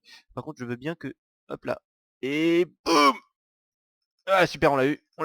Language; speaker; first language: French; native; French